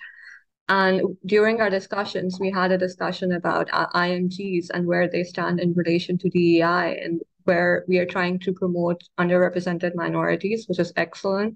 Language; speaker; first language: English; non-native, local second language; Urdu